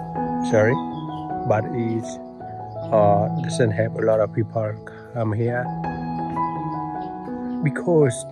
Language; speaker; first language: English; non-native, learner; Khmer